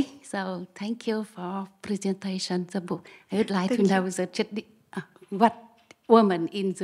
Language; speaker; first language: English; non-native, learner; Vietnamese